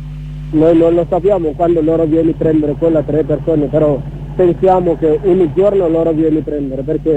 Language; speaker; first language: Italian; non-native, learner; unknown